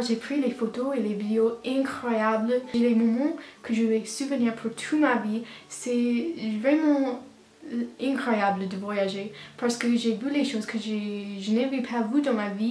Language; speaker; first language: French; non-native, learner; English